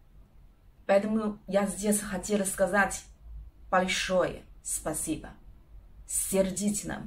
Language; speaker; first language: Russian; non-native, learner; Chinese